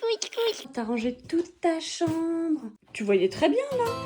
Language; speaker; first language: French; native; French